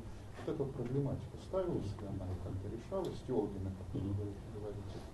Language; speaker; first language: Russian; native; Russian